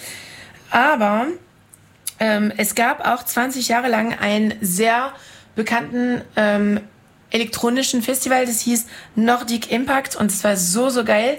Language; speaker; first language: German; non-native, fluent; French